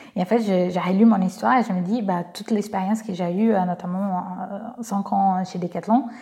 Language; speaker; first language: French; non-native, fluent; Portuguese